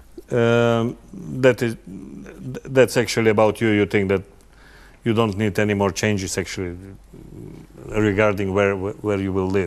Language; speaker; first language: English; non-native, learner; Macedonian